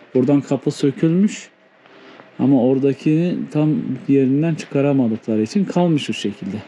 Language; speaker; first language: Turkish; native; Turkish